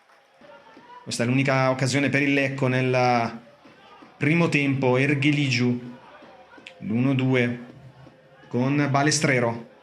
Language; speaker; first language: Italian; native; Italian